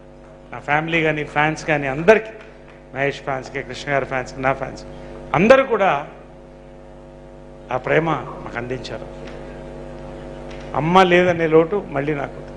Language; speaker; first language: Telugu; native; Telugu